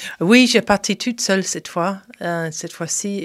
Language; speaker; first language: French; non-native, fluent; English